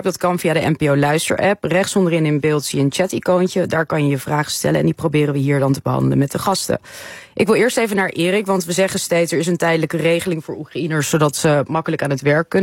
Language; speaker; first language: Dutch; native; Dutch